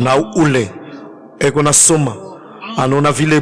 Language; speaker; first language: Swahili; native; Swahili